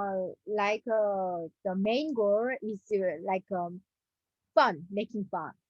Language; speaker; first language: English; non-native, learner; Korean